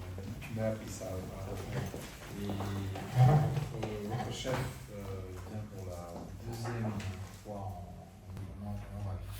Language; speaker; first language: French; non-native, fluent; Albanian